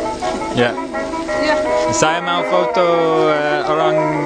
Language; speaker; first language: Indonesian; non-native, learner; English